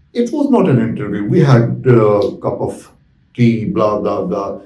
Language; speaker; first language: English; non-native, local second language; Urdu